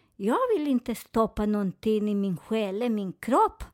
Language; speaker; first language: Swedish; non-native, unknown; Spanish